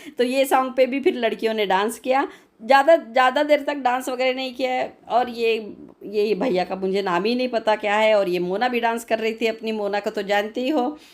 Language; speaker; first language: Hindi; non-native, local second language; Marathi